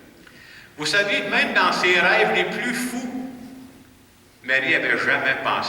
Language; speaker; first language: French; native; French